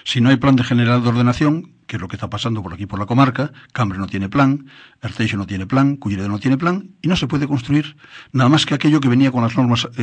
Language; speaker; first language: Spanish; non-native, local second language; Galician